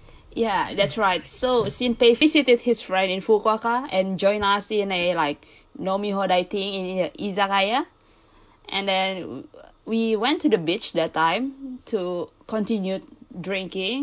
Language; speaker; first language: English; early bilingual, other home language; Indonesian